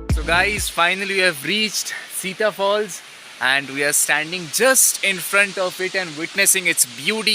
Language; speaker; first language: English; non-native, local second language; Bangla